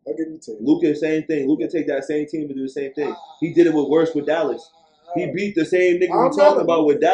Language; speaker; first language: English; native; English